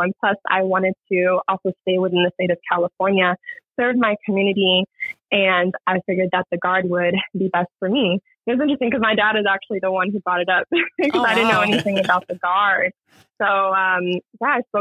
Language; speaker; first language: English; native; English